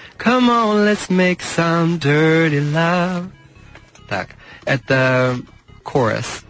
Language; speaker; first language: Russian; non-native, learner; English